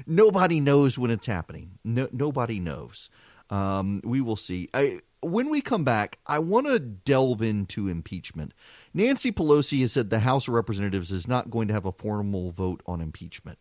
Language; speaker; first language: English; native; English